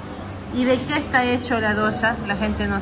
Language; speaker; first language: Spanish; native; Spanish